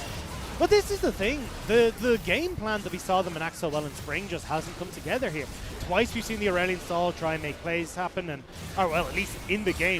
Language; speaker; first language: English; native; English